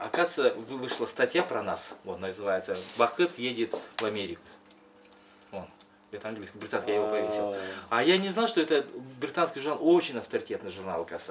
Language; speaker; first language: Russian; non-native, local second language; Kyrgyz